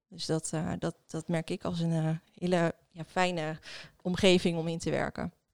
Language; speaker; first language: Dutch; early bilingual, other home language; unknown